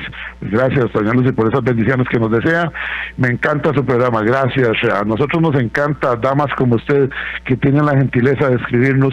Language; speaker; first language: Spanish; native; Spanish